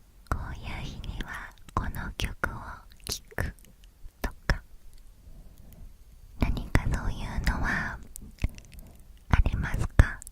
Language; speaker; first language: Japanese; native; Japanese